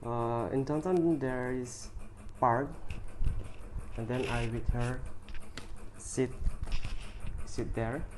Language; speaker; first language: English; non-native, learner; Indonesian